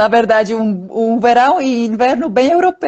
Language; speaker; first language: Portuguese; non-native, fluent; Polish